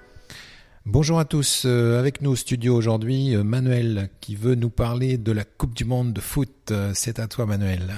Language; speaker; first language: French; native; French